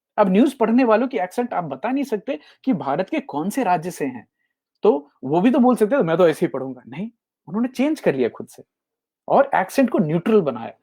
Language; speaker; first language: Hindi; native; Hindi